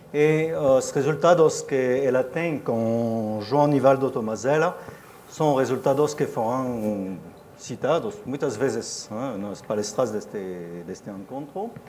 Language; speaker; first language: Portuguese; non-native, fluent; French